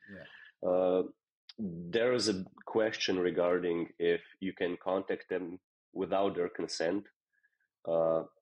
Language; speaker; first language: English; non-native, fluent; Slovenian